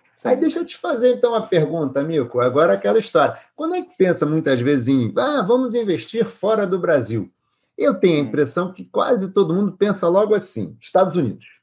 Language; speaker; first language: Portuguese; native; Portuguese